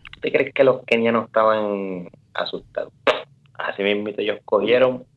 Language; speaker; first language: Spanish; native; Spanish